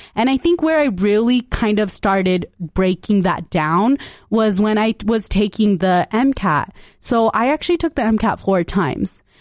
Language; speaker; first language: English; early bilingual, other home language; Punjabi